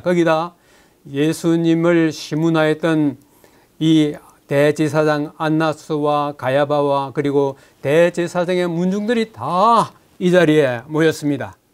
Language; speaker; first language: Korean; native; Korean